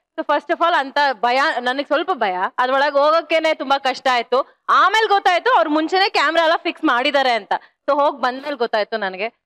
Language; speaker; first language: Kannada; native; Kannada